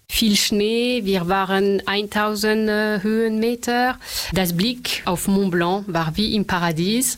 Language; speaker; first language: German; non-native, fluent; French